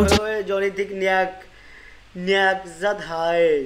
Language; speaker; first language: Vietnamese; non-native, learner; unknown